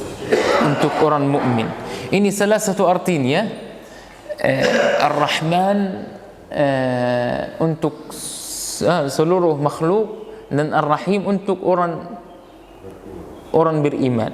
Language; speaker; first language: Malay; non-native, fluent; Arabic